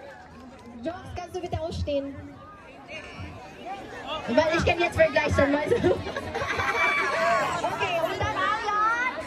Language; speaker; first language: German; non-native, learner; Filipino